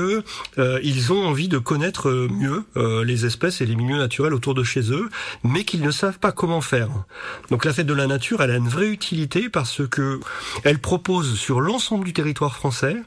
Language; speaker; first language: French; native; French